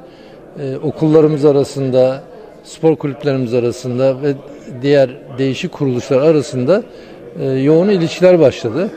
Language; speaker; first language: Turkish; native; Turkish